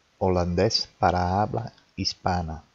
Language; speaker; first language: Spanish; non-native, fluent; Dutch